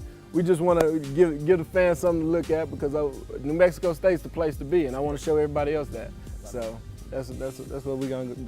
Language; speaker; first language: English; native; English